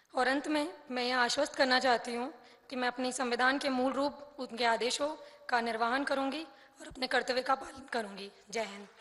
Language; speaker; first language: Hindi; native; Hindi